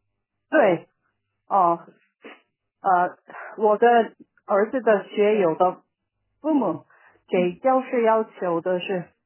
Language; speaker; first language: Chinese; non-native, learner; Korean